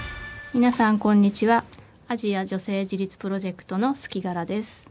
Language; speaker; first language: Japanese; native; Japanese